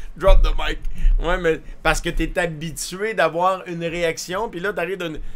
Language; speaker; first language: French; native; French